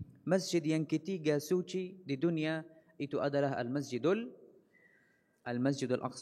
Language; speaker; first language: Indonesian; non-native, fluent; Arabic